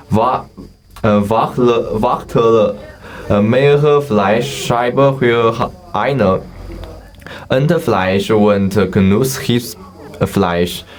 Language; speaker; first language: German; non-native, learner; Chinese